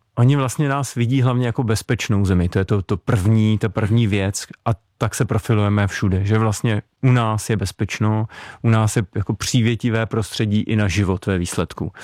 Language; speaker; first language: Czech; native; Czech